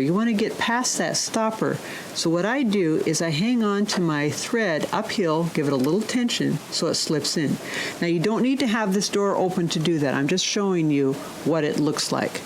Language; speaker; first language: English; native; English